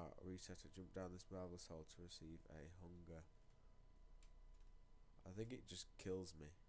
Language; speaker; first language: English; native; English